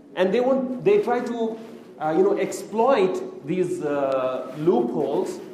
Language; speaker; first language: English; non-native, local second language; Urdu